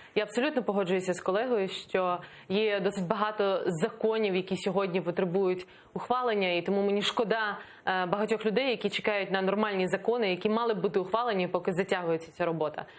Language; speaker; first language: Ukrainian; native; Ukrainian